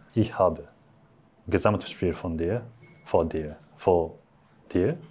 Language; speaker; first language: German; non-native, learner; Japanese